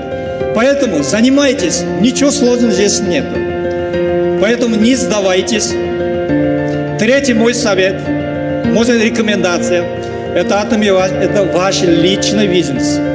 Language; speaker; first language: Russian; non-native, learner; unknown